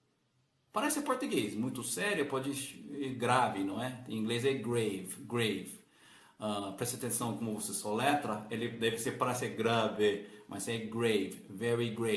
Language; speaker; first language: Portuguese; non-native, learner; English